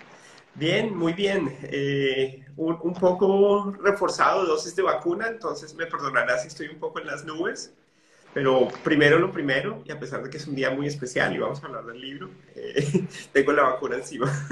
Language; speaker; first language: Spanish; native; Spanish